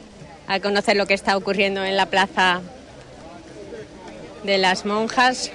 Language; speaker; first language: Spanish; native; Spanish